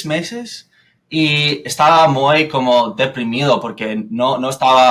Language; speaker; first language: Spanish; non-native, fluent; English